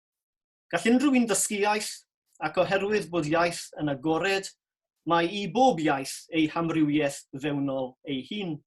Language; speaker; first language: Welsh; native; Welsh